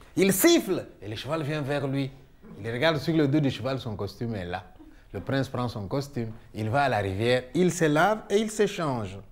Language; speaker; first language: French; non-native, local second language; Luba-Lulua